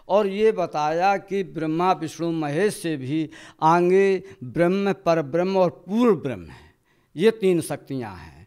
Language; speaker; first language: Hindi; native; Hindi